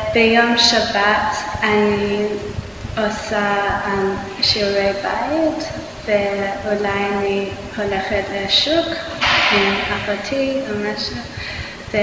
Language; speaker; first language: Hebrew; non-native, learner; English